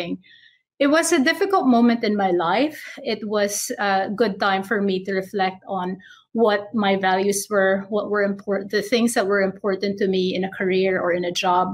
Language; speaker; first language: English; non-native, local second language; Filipino